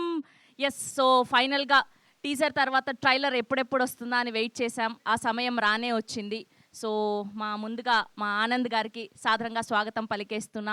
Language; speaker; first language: Telugu; native; Telugu